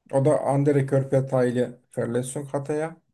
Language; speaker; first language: German; non-native, fluent; Turkish